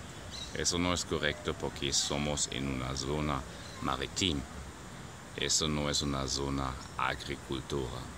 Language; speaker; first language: Spanish; non-native, learner; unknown